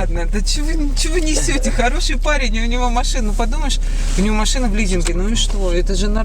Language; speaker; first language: Russian; native; Russian